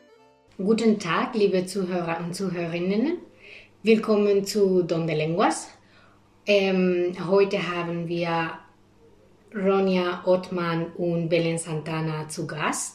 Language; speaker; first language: German; non-native, fluent; Spanish